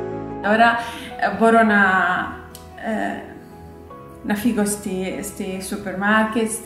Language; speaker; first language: Greek; non-native, learner; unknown